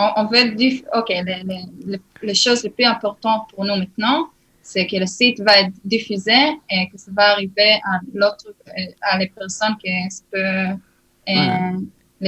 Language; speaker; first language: French; early bilingual, heritage; Hebrew